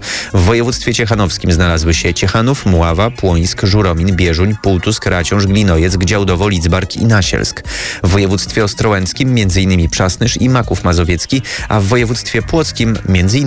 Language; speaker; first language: Polish; native; Polish